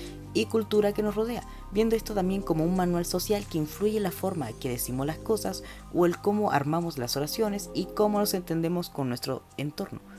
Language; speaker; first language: Spanish; native; Spanish